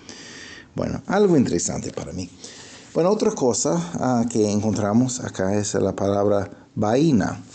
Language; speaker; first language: Spanish; non-native, fluent; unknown